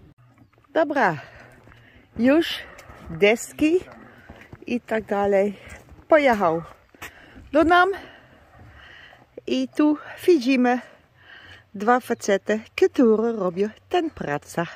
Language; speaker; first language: Polish; non-native, learner; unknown